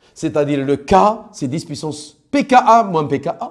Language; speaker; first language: French; non-native, local second language; Arabic